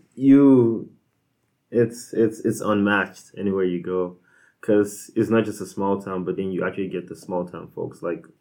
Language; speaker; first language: English; non-native, local second language; Igbo